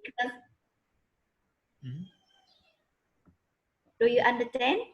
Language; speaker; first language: English; non-native, learner; Vietnamese